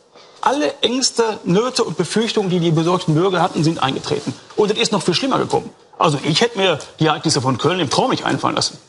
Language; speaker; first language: German; native; German